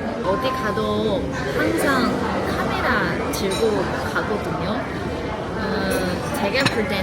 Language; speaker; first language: Korean; non-native, learner; Chinese